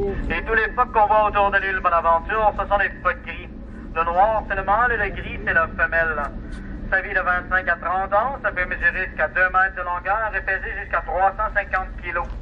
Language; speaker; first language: French; native; French